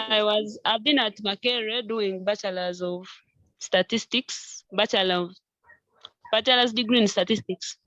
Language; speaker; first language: English; non-native, local second language; Nyankole